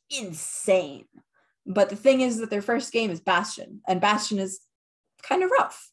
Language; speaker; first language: English; native; English